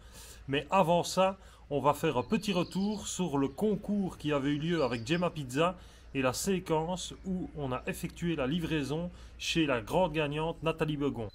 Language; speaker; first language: French; native; French